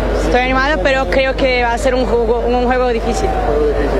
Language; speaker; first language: Spanish; non-native, learner; Portuguese